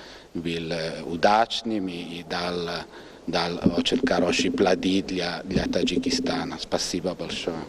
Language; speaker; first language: Russian; non-native, fluent; Italian